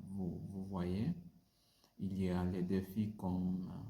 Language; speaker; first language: French; non-native, learner; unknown